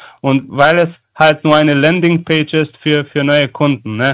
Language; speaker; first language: German; non-native, fluent; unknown